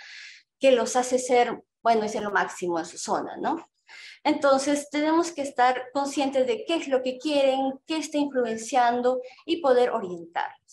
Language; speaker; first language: Spanish; native; Spanish